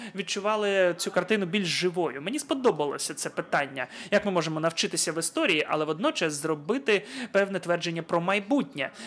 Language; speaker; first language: Ukrainian; non-native, fluent; Dutch